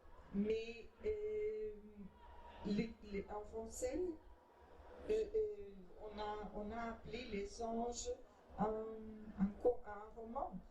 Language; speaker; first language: French; non-native, fluent; Portuguese